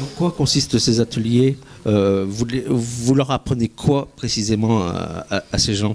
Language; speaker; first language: French; native; French